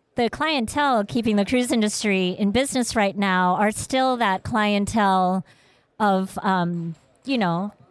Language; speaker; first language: English; early bilingual, other home language; Vietnamese